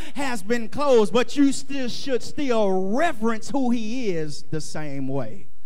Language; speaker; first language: English; native; English